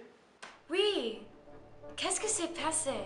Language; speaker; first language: French; non-native, learner; English